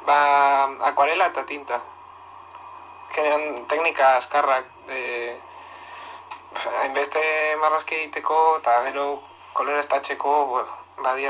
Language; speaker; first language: Basque; non-native, local second language; Spanish